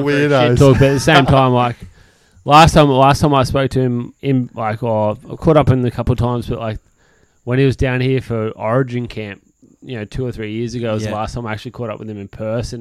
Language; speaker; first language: English; native; English